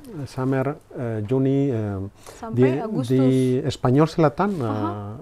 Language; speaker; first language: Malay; non-native, learner; Spanish